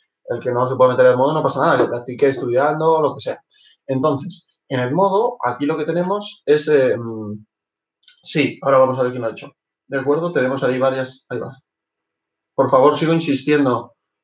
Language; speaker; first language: Spanish; native; Spanish